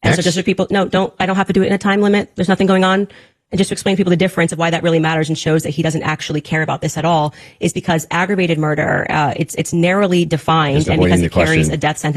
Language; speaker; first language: English; native; English